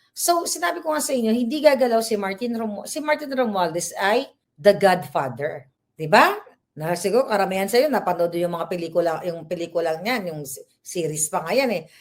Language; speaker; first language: Filipino; native; Filipino